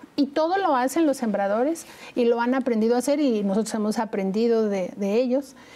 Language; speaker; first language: Spanish; native; Spanish